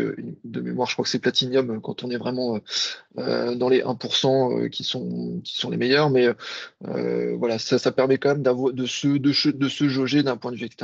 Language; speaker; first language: French; native; French